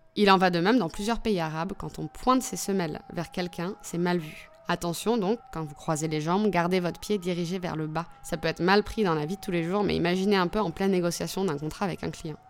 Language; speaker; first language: French; native; French